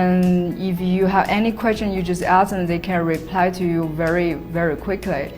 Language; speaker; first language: English; non-native, learner; Chinese